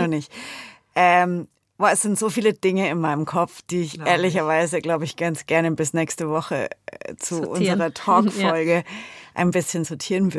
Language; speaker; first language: German; native; German